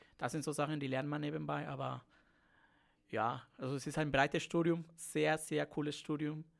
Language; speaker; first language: German; non-native, fluent; Spanish